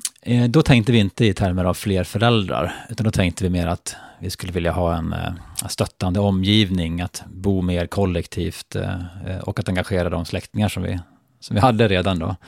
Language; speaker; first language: Swedish; native; Swedish